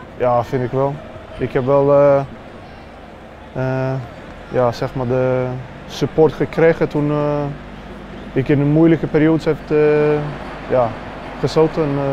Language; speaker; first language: Dutch; non-native, fluent; Swedish